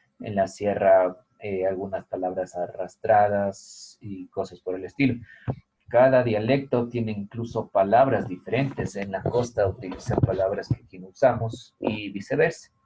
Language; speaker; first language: Spanish; native; Spanish